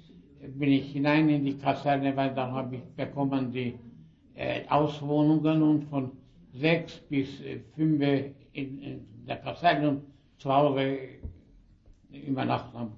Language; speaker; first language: German; early bilingual, heritage; German